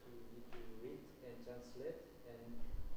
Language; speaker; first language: English; non-native, learner; Vietnamese